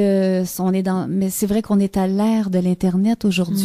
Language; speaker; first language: French; native; French